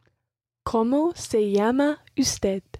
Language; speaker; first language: Spanish; non-native, learner; English